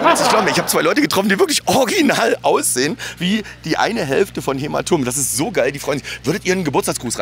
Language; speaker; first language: German; native; German